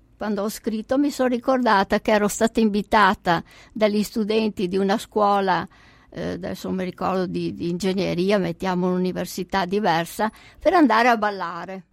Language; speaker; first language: Italian; native; Italian